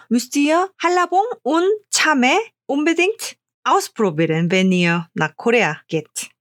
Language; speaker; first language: German; non-native, fluent; Korean